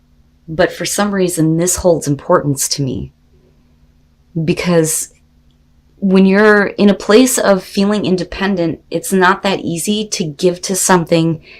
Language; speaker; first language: English; native; English